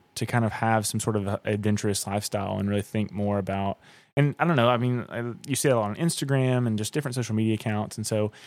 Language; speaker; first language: English; native; English